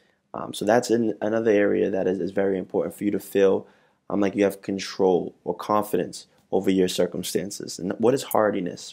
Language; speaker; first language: English; native; English